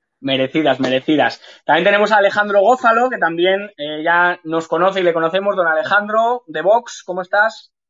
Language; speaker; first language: Spanish; native; Spanish